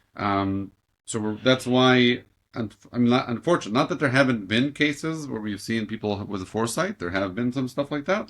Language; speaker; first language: English; native; English